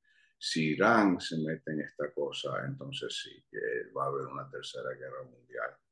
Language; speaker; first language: Spanish; early bilingual, heritage; Spanish